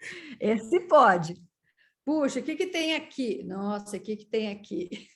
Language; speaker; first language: Portuguese; native; Portuguese